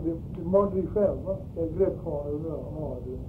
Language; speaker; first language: Swedish; early bilingual, heritage; Swedish